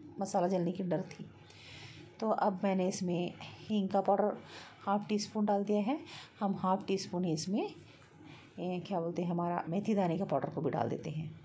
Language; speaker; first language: Hindi; native; Hindi